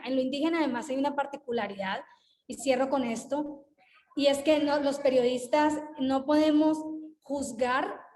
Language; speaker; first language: Spanish; native; Spanish